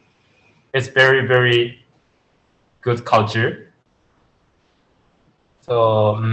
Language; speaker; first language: English; non-native, learner; Japanese